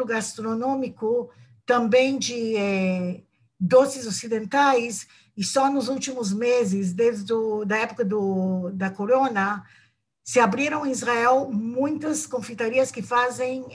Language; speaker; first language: Portuguese; non-native, fluent; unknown